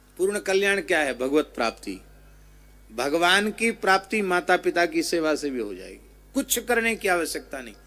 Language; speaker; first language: Hindi; native; Hindi